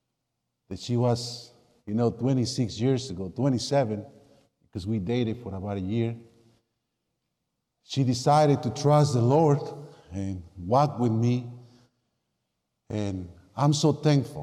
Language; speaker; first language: English; non-native, fluent; Spanish